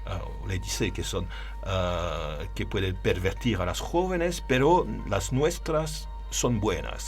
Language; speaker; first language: Spanish; non-native, learner; French